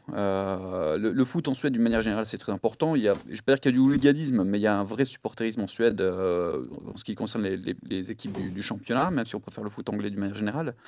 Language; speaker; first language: French; native; French